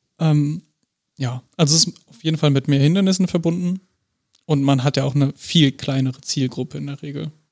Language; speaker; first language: German; native; German